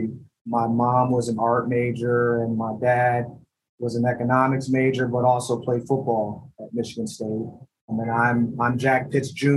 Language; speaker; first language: English; native; English